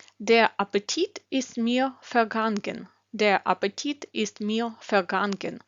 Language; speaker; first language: German; non-native, fluent; Ukrainian